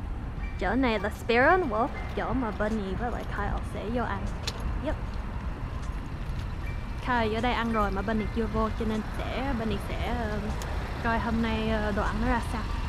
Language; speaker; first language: Vietnamese; early bilingual, heritage; Vietnamese